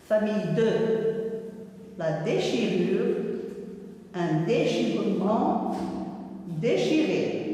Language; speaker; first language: French; non-native, local second language; Arabic